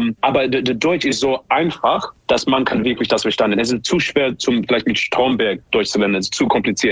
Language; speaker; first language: German; non-native, learner; English